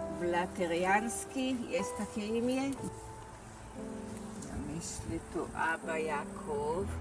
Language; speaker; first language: Polish; early bilingual, heritage; Hebrew